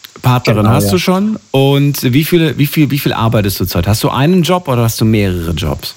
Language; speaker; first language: German; native; German